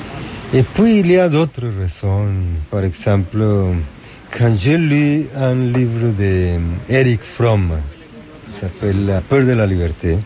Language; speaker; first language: French; non-native, fluent; Spanish